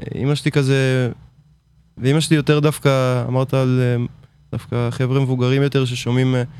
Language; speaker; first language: Hebrew; native; Hebrew